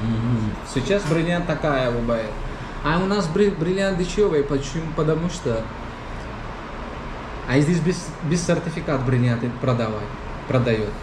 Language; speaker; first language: Russian; non-native, learner; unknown